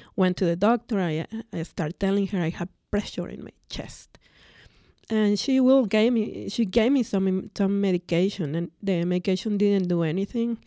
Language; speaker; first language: English; non-native, fluent; Spanish